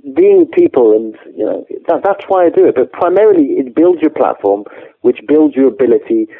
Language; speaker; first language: English; native; English